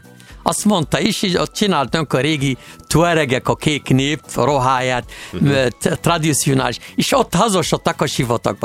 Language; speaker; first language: Hungarian; non-native, learner; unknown